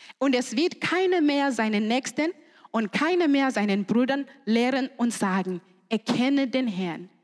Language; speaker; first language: German; non-native, fluent; Shona